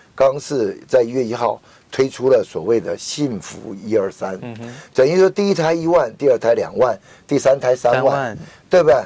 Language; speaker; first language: Chinese; native; Chinese